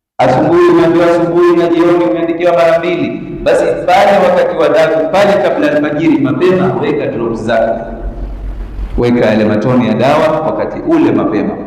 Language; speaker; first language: Swahili; native; Swahili